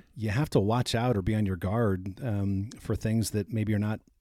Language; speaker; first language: English; native; English